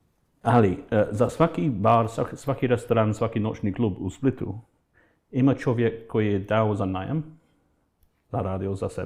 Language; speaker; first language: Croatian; non-native, fluent; English